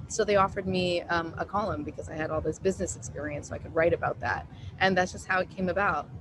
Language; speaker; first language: English; native; English